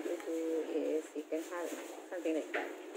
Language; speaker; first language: English; non-native, local second language; Filipino